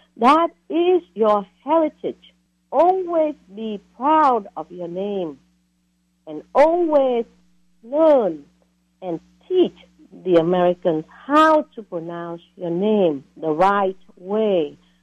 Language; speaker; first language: English; non-native, fluent; Vietnamese